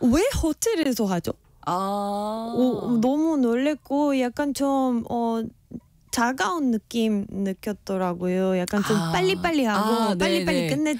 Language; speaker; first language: Korean; non-native, fluent; Spanish